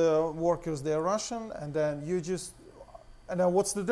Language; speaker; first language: English; non-native, learner; Russian